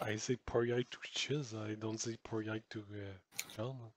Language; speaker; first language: English; non-native, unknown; French